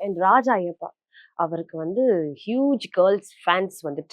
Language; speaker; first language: Tamil; native; Tamil